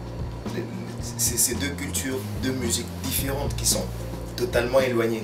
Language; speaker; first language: French; non-native, local second language; Lingala